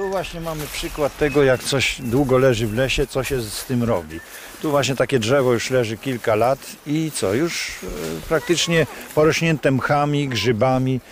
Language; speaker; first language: Polish; native; Polish